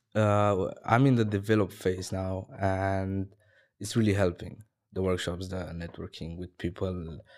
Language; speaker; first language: English; non-native, fluent; Romanian